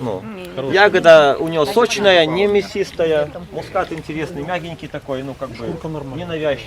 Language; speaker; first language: Russian; native; Russian